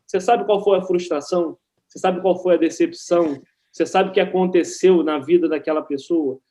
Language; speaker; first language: Portuguese; native; Portuguese